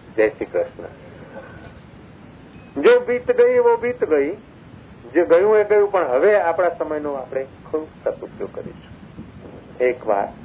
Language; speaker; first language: Gujarati; non-native, local second language; Sindhi